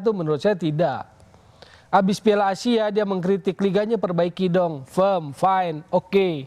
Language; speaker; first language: Indonesian; native; Indonesian